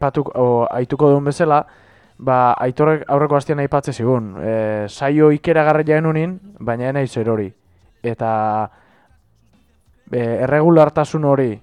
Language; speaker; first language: Basque; native; Basque